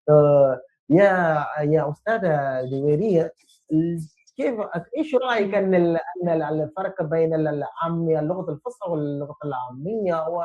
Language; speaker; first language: Arabic; non-native, fluent; Urdu